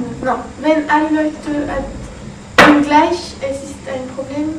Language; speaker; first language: German; non-native, learner; French